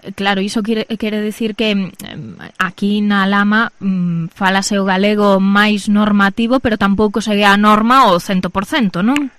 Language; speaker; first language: Galician; non-native, local second language; Spanish